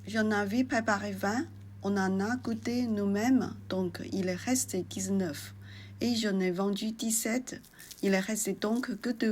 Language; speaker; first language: French; non-native, fluent; Chinese